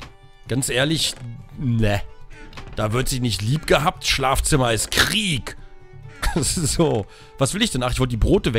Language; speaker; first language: German; native; German